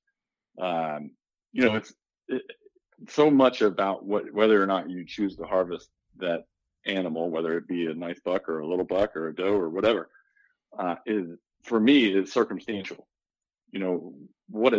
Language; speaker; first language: English; native; English